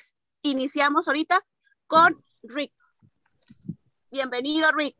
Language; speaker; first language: Spanish; native; Spanish